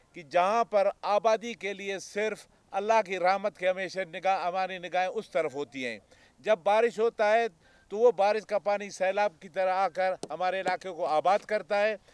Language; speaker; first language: Urdu; non-native, local second language; Baluchi